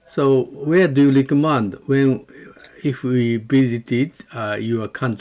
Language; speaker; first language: English; non-native, learner; Japanese